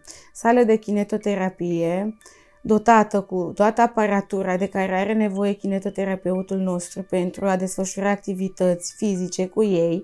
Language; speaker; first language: Romanian; native; Romanian